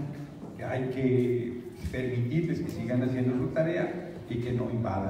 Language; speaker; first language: Spanish; native; Spanish